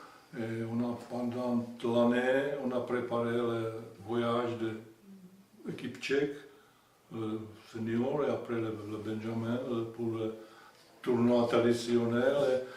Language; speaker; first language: French; non-native, fluent; Czech